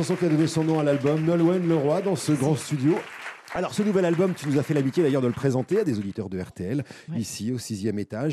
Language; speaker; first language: French; native; French